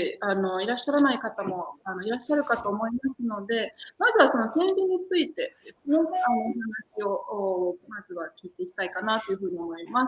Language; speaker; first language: Japanese; native; Japanese